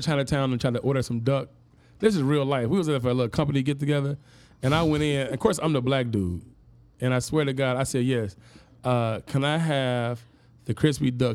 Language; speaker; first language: English; native; English